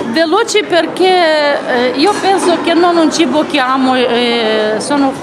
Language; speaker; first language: Italian; non-native, learner; Romanian